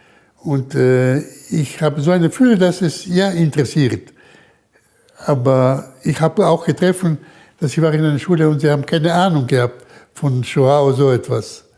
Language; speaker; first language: German; early bilingual, heritage; German